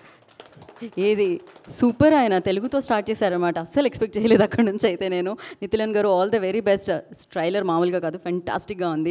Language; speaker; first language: Telugu; native; Telugu